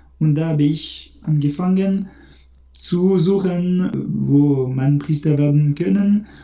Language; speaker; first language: German; non-native, local second language; French